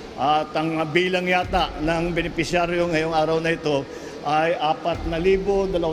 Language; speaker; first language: Filipino; native; Filipino